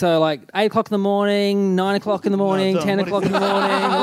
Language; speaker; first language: English; native; English